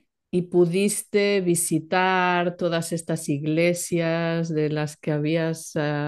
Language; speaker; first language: Spanish; native; Spanish